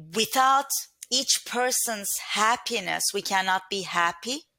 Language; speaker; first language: English; non-native, fluent; Turkish